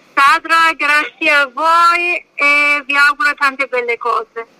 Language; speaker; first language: Italian; non-native, learner; Persian